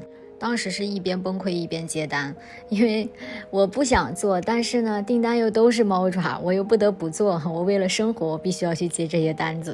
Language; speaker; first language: Chinese; native; Chinese